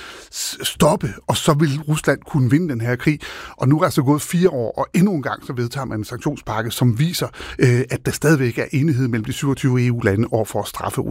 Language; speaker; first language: Danish; native; Danish